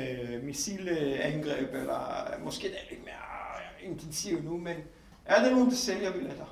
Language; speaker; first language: Danish; non-native, fluent; Hebrew